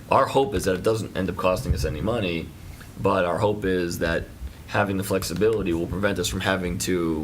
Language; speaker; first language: English; native; English